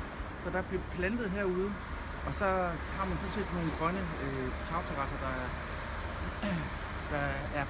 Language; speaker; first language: Danish; native; Danish